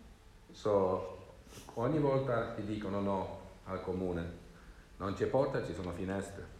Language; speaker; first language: Italian; non-native, learner; Swedish